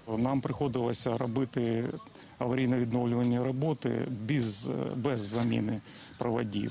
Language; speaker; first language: Ukrainian; native; Ukrainian